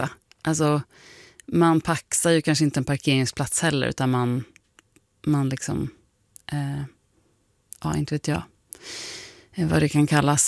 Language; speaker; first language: Swedish; native; Swedish